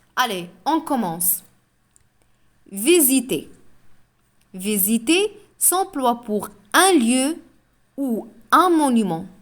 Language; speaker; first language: French; non-native, local second language; Arabic